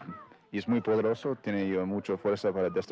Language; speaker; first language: Spanish; non-native, fluent; English